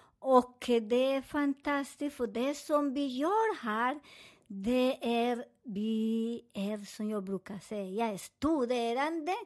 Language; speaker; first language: Swedish; non-native, learner; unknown